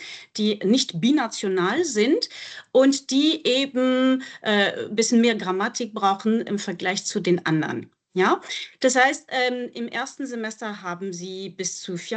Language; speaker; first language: German; non-native, fluent; French